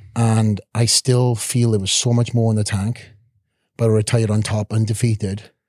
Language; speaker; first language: English; native; English